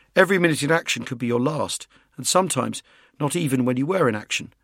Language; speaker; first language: English; native; English